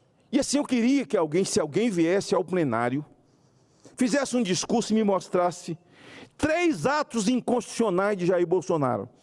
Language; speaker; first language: Portuguese; native; Portuguese